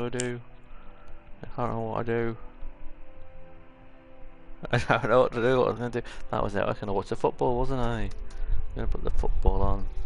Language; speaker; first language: English; native; English